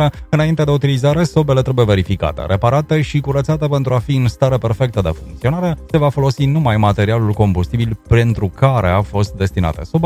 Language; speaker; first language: Romanian; native; Romanian